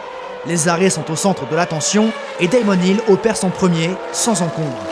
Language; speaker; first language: French; native; French